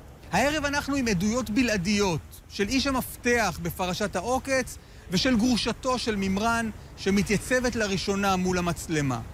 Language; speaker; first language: Hebrew; native; Hebrew